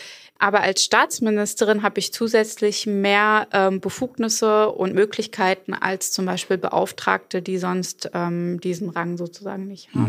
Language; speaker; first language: German; early bilingual, other home language; Arabic